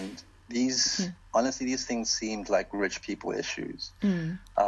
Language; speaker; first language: English; non-native, local second language; Xhosa